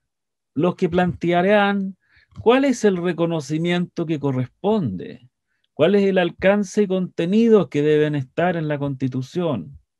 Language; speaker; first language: Spanish; native; Spanish